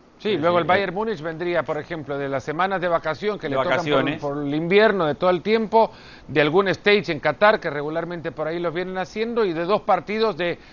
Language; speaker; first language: Spanish; native; Spanish